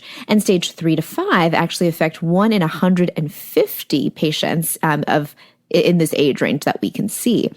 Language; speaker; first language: English; native; English